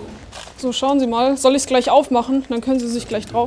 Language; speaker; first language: German; native; German